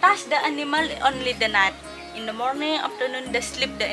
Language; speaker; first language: English; non-native, learner; Indonesian